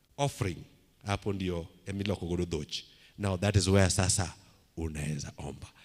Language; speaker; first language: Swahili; non-native, local second language; Luo (Kenya and Tanzania)